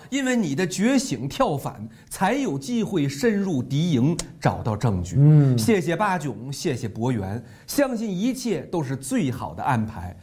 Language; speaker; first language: Chinese; native; Chinese